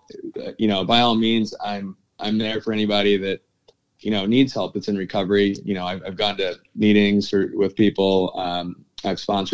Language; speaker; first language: English; native; English